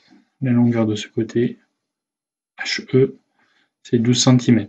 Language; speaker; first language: French; native; French